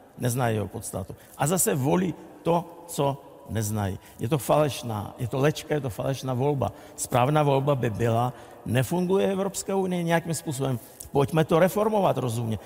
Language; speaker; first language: Czech; non-native, fluent; Russian